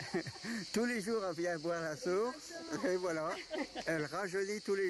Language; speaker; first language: French; native; French